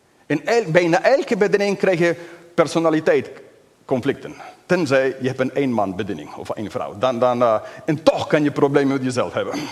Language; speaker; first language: Dutch; non-native, fluent; English